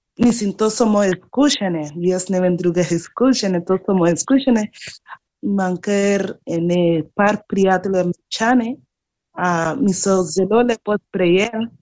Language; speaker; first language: Slovenian; non-native, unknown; Spanish